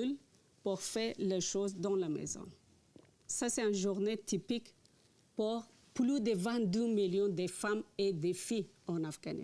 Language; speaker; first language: French; non-native, learner; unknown